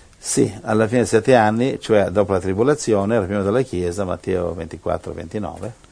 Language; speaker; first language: Italian; native; Italian